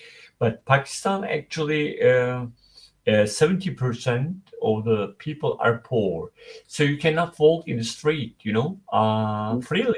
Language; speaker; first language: English; non-native, fluent; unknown